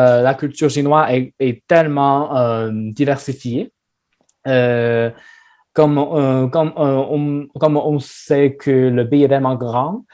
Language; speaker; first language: French; non-native, learner; Chinese